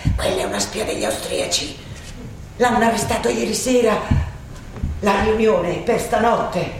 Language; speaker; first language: Italian; native; Italian